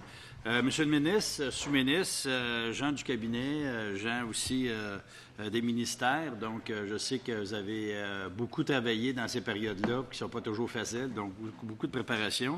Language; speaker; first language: French; native; French